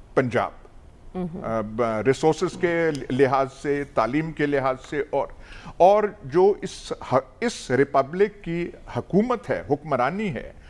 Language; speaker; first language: Urdu; non-native, local second language; Punjabi